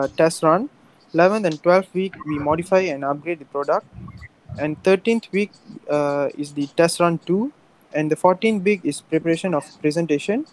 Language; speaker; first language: English; non-native, local second language; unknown